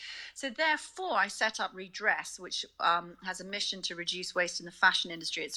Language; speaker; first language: English; native; English